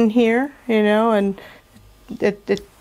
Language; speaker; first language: English; native; English